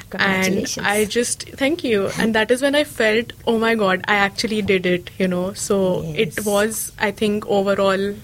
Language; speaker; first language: English; non-native, local second language; Marathi